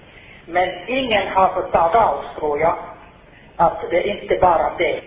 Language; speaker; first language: Swedish; non-native, fluent; Finnish